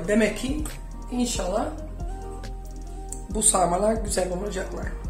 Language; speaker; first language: Turkish; non-native, fluent; Dutch